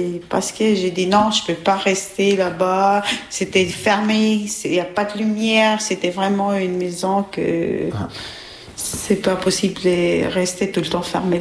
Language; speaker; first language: French; non-native, learner; Albanian